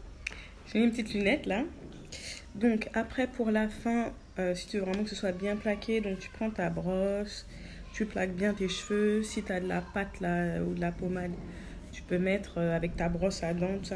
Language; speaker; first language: French; native; French